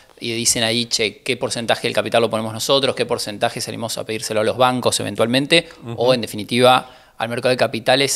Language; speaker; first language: Spanish; native; Spanish